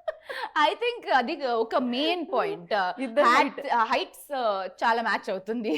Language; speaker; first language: Telugu; non-native, learner; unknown